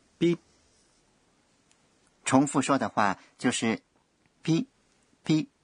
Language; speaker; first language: Chinese; non-native, fluent; Japanese